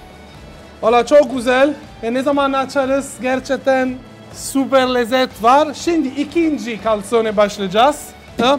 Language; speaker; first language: Turkish; non-native, learner; Italian